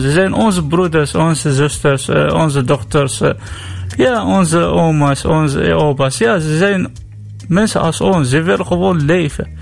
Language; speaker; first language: Dutch; non-native, learner; Arabic